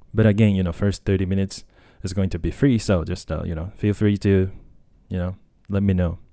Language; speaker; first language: English; non-native, fluent; Japanese